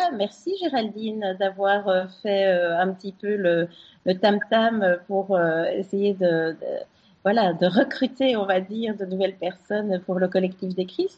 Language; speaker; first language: French; native; French